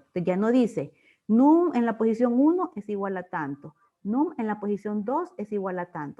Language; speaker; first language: Spanish; native; Spanish